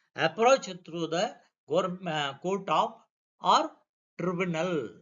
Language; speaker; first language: English; non-native, local second language; Kannada